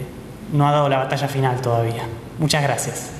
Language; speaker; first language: Spanish; native; Spanish